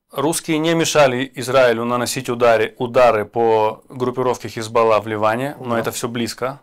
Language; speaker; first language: Russian; native; Russian